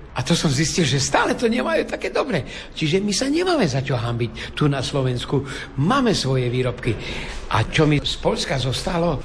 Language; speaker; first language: Slovak; native; Slovak